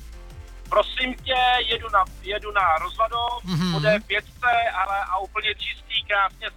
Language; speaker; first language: Czech; native; Czech